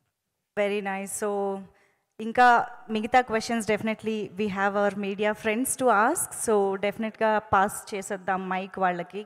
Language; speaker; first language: Telugu; native; Telugu